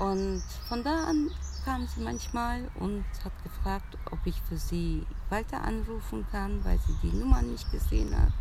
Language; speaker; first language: German; early bilingual, other home language; Turkish